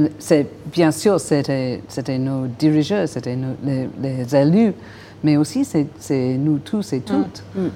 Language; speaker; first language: French; non-native, fluent; English